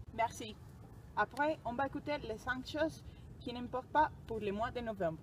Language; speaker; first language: French; non-native, learner; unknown